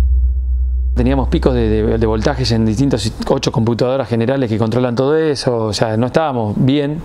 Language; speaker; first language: Spanish; native; Spanish